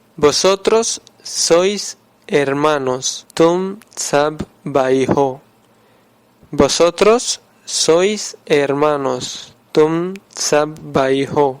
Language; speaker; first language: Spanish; non-native, fluent; Urdu